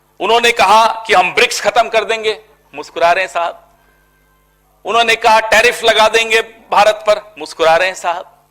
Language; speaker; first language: Hindi; native; Hindi